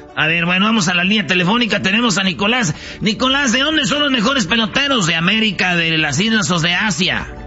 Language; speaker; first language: Spanish; native; Spanish